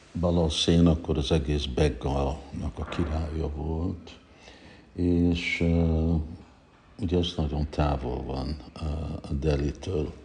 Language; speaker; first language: Hungarian; early bilingual, heritage; Hungarian